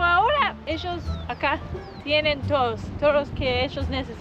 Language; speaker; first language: Spanish; non-native, learner; English